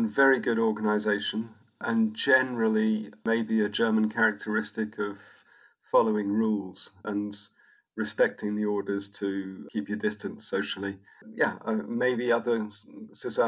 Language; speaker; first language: English; native; English